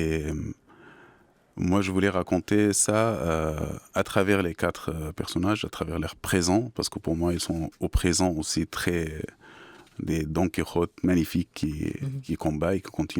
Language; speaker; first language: French; non-native, fluent; Arabic